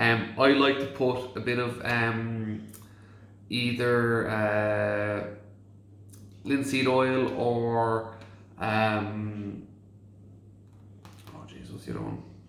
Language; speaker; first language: English; native; English